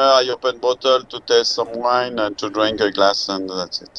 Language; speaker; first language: English; non-native, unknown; French